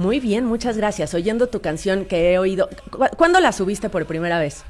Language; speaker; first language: Spanish; native; Spanish